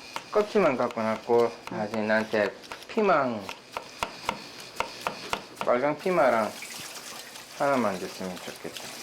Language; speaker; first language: Korean; non-native, learner; Turkish